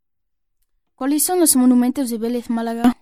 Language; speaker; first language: Spanish; non-native, learner; French